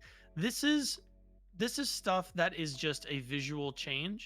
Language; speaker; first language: English; native; English